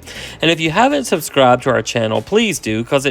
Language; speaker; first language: English; native; English